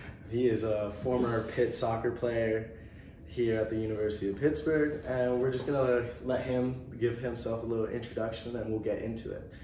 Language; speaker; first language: English; native; English